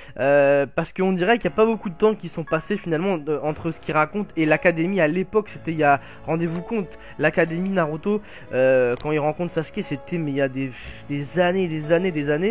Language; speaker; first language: French; native; French